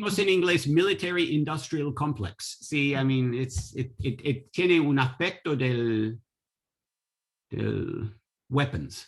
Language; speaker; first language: Spanish; non-native, learner; English